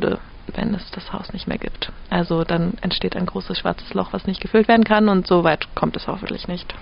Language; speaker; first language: German; native; German